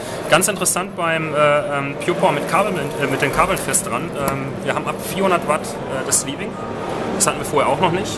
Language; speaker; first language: German; native; German